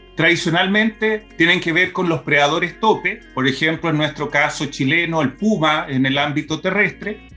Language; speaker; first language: Spanish; early bilingual, other home language; Portuguese